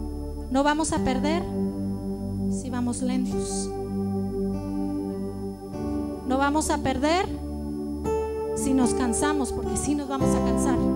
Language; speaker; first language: Spanish; native; Spanish